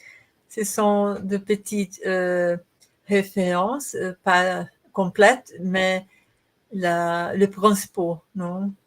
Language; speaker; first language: French; non-native, learner; Portuguese